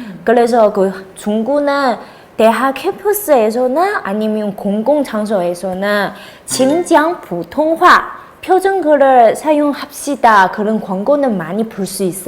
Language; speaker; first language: Korean; non-native, fluent; Chinese